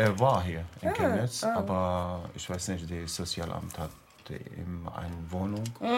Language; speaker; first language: German; non-native, learner; Arabic